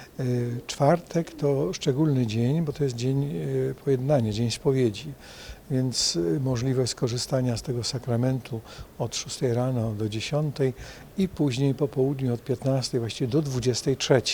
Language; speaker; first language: Polish; native; Polish